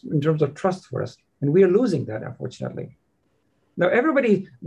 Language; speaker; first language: English; non-native, fluent; Persian